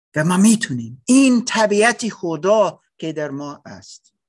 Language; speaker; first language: Persian; non-native, learner; English